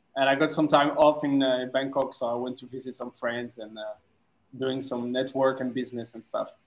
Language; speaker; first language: English; non-native, fluent; French